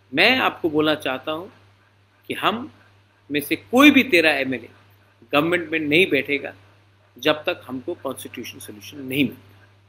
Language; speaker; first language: Hindi; non-native, local second language; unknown